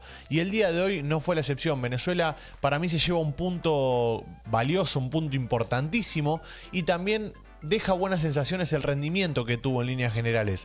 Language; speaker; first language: Spanish; native; Spanish